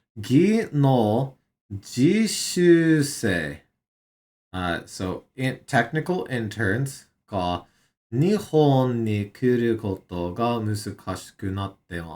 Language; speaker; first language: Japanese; non-native, learner; English